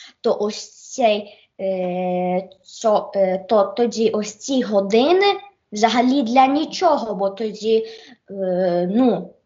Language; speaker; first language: Ukrainian; early bilingual, heritage; Ukrainian